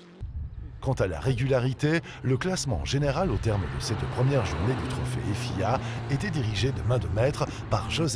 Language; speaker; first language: French; native; French